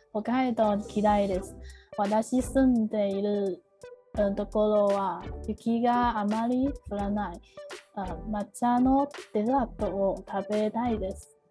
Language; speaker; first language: Japanese; non-native, learner; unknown